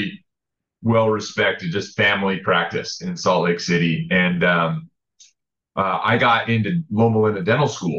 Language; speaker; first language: English; native; English